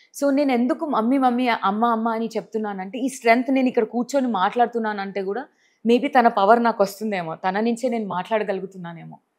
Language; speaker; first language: Telugu; early bilingual, heritage; Telugu